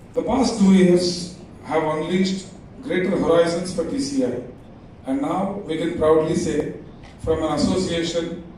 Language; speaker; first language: English; non-native, local second language; Telugu